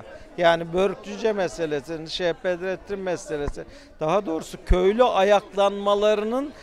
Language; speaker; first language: Turkish; native; Turkish